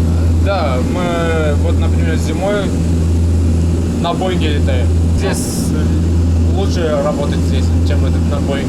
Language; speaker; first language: Russian; native; Russian